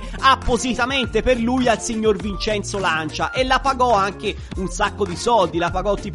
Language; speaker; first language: Italian; native; Italian